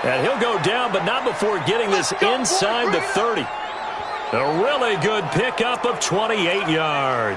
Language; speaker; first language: English; native; English